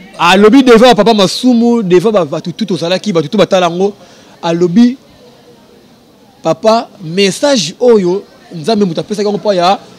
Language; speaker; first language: Lingala; native; Lingala